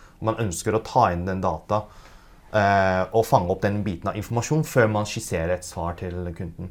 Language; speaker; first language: Norwegian; early bilingual, other home language; Cantonese